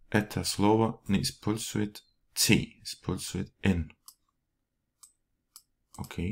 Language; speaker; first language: Russian; non-native, learner; Danish